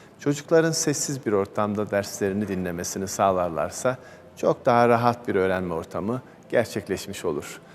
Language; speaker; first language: Turkish; native; Turkish